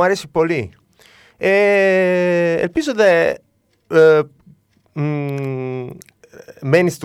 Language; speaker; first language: Greek; non-native, learner; Italian